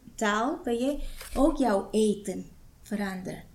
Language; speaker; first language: Dutch; non-native, fluent; Spanish